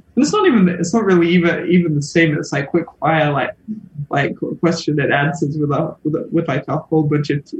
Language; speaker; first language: English; native; English